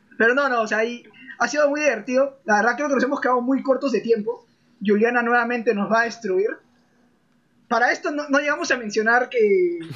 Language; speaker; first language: Spanish; native; Spanish